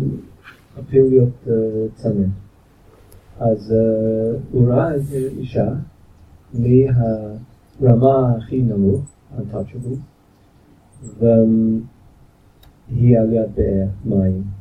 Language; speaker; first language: Hebrew; non-native, fluent; English